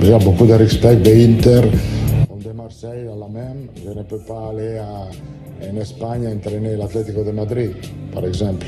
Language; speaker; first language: French; non-native, fluent; Italian